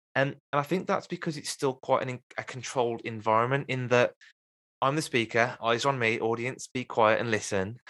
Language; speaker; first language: English; native; English